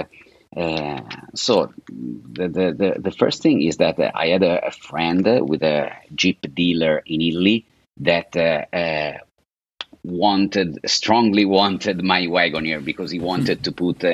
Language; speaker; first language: English; non-native, fluent; Italian